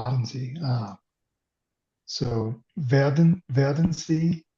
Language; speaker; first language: German; non-native, learner; English